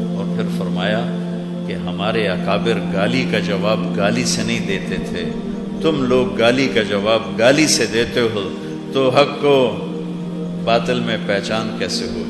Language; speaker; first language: Urdu; non-native, local second language; Punjabi